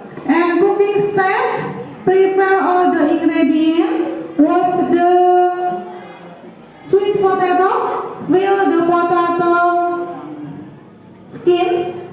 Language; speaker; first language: English; non-native, learner; Indonesian